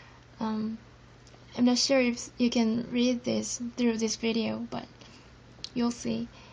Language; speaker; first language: English; non-native, fluent; Korean